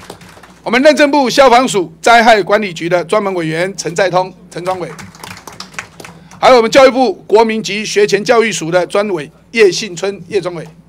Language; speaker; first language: Chinese; native; Chinese